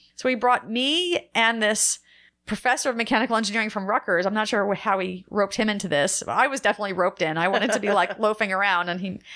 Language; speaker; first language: English; native; English